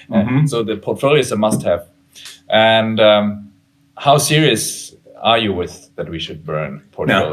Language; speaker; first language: English; non-native, fluent; German